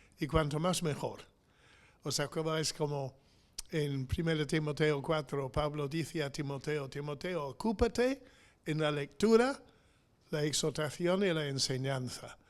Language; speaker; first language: Spanish; non-native, fluent; English